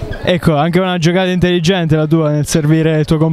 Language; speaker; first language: Italian; native; Italian